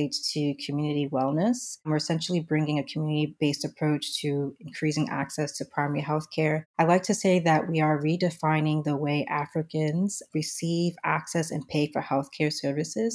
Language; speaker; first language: English; native; English